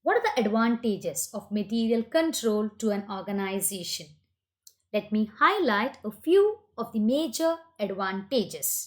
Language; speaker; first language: English; non-native, local second language; Kannada